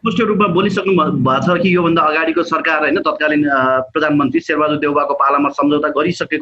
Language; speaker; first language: Nepali; native; Nepali